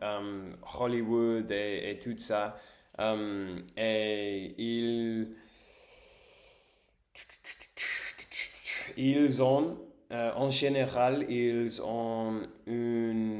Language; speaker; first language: French; non-native, learner; English